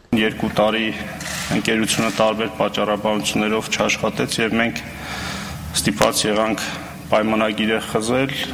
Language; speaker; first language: Armenian; native; Armenian